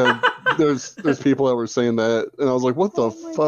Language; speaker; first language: English; native; English